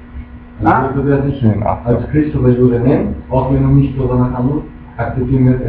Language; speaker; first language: German; non-native, learner; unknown